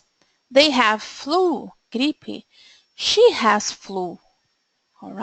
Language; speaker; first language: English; non-native, fluent; Portuguese